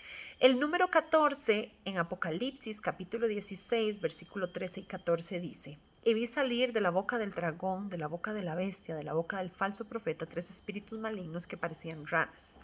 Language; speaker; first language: Spanish; native; Spanish